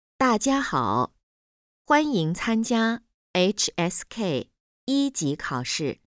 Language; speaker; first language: Chinese; native; Chinese